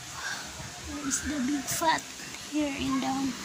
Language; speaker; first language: English; non-native, learner; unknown